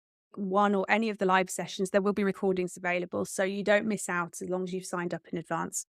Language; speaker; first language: English; native; English